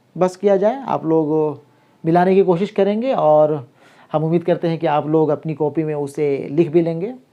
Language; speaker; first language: Hindi; native; Hindi